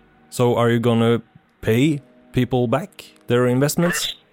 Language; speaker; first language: English; non-native, fluent; Norwegian